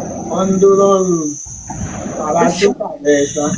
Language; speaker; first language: Spanish; non-native, learner; Haitian Creole